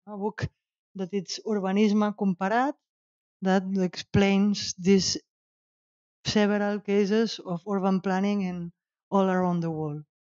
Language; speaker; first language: English; non-native, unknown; Catalan